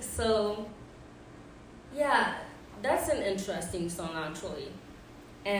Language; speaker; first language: English; non-native, fluent; Haitian Creole